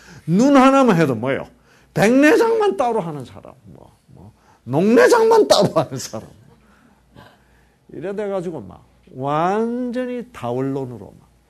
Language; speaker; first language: Korean; native; Korean